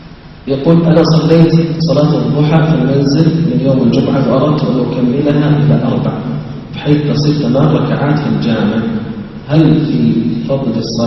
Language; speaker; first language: Arabic; native; Arabic